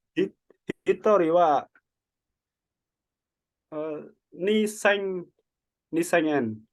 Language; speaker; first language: Japanese; non-native, learner; Indonesian